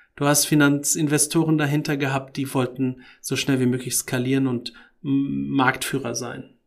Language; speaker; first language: German; early bilingual, other home language; Arabic